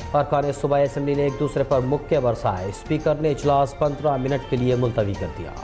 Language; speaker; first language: Urdu; native; Urdu